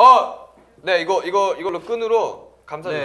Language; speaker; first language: Korean; native; Korean